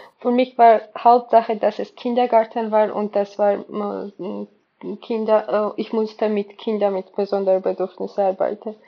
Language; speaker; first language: German; non-native, learner; Georgian